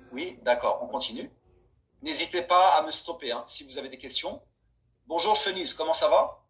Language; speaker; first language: French; native; French